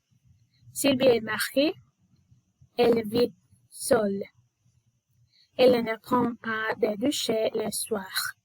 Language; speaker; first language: French; non-native, learner; Spanish